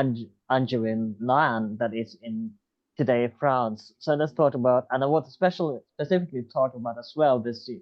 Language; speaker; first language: English; non-native, fluent; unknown